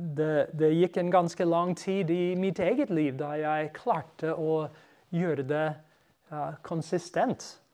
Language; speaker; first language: Norwegian; non-native, fluent; English